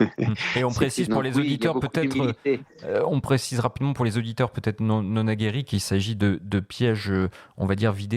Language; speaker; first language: French; native; French